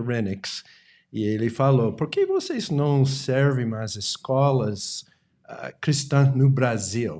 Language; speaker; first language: Portuguese; non-native, fluent; English